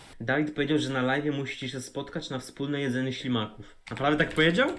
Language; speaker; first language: Polish; native; Polish